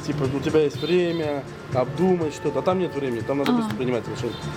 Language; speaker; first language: Russian; native; Russian